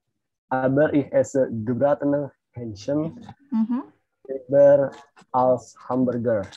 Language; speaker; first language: German; non-native, learner; Indonesian